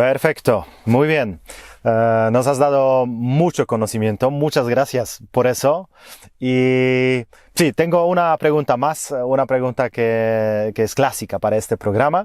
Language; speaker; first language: Spanish; non-native, fluent; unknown